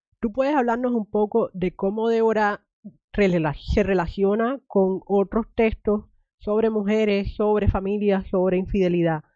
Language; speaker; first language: Spanish; native; Spanish